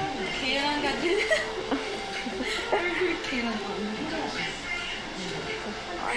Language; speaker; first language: Korean; non-native, fluent; Chinese